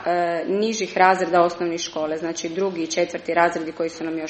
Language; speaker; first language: Croatian; native; Croatian